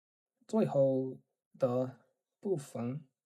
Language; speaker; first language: Chinese; non-native, learner; English